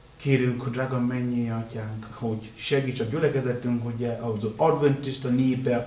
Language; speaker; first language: Hungarian; non-native, learner; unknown